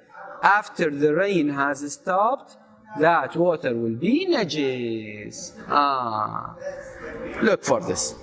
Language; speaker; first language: English; non-native, fluent; Arabic